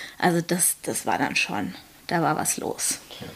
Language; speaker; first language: German; native; German